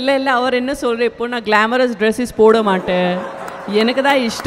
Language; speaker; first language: Tamil; non-native, learner; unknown